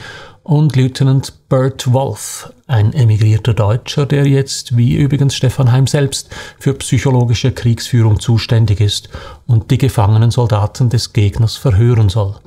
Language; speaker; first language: German; native; German